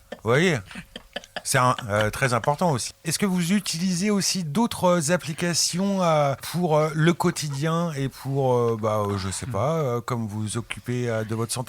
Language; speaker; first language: French; native; French